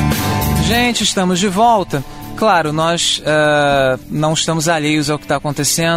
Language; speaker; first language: Portuguese; native; Portuguese